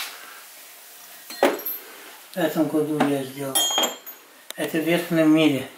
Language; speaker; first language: Russian; non-native, local second language; Yakut